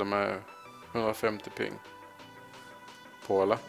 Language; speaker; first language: Swedish; native; Swedish